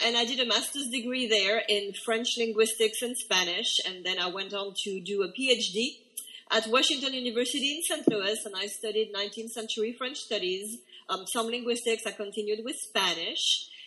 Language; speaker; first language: English; non-native, fluent; French